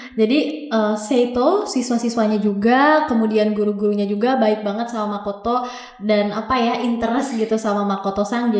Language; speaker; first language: Indonesian; native; Indonesian